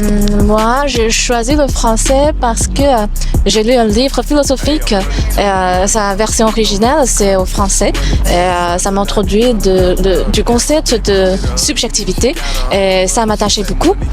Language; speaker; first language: French; non-native, learner; Chinese